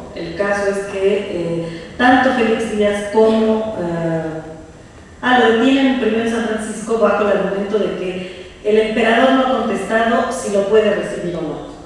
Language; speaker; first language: Spanish; native; Spanish